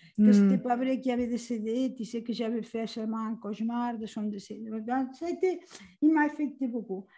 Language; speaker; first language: French; non-native, fluent; Spanish